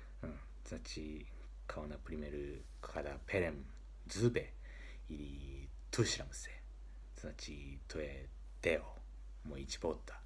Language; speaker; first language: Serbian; non-native, learner; Japanese